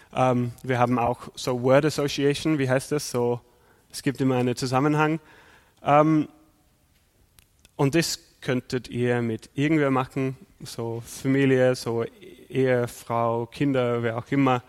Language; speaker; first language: German; non-native, fluent; English